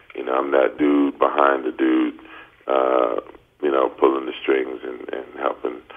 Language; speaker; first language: English; native; English